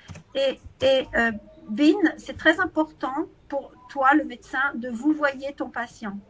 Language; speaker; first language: French; native; French